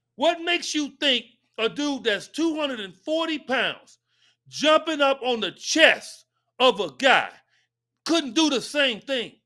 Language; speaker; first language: English; native; English